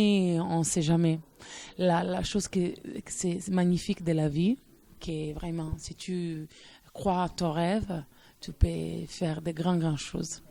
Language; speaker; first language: French; non-native, fluent; Italian